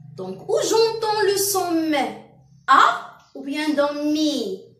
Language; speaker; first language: French; non-native, local second language; Arabic